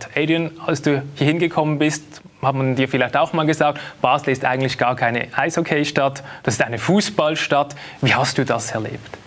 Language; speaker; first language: German; native; German